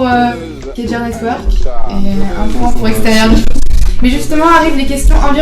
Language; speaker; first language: French; native; French